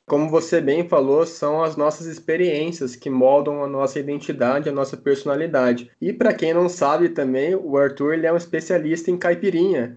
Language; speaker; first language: Portuguese; native; Portuguese